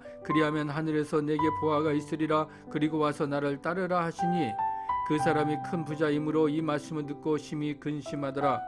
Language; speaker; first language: Korean; native; Korean